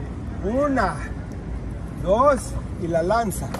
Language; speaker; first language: Spanish; non-native, fluent; English